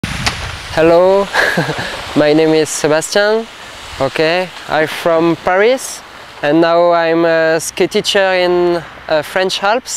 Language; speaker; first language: English; non-native, learner; French